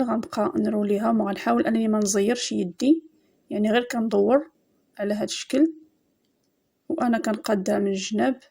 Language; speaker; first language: Arabic; native; Arabic